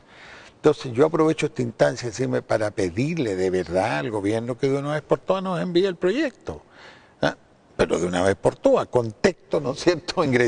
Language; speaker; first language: Spanish; native; Spanish